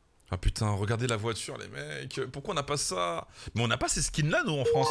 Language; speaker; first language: French; native; French